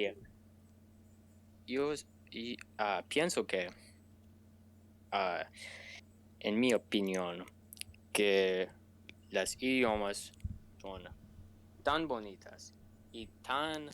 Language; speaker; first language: Spanish; non-native, learner; English